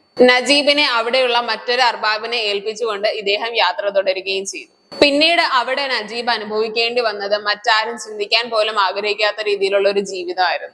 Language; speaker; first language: Malayalam; native; Malayalam